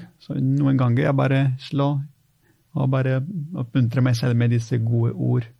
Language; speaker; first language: Norwegian; non-native, fluent; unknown